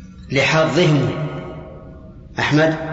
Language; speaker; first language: Arabic; native; Arabic